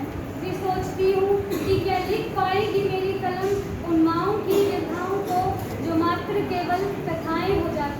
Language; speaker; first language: Hindi; native; Hindi